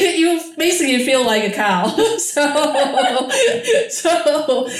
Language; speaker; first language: English; non-native, fluent; Chinese